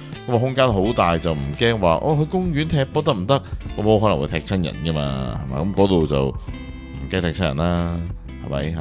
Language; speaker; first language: Cantonese; native; Cantonese